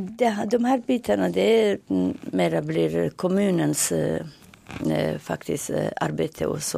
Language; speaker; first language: Swedish; non-native, fluent; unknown